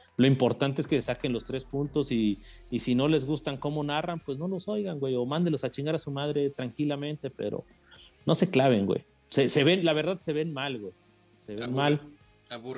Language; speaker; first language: Spanish; native; Spanish